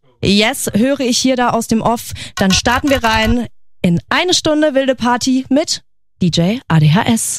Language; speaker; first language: German; native; German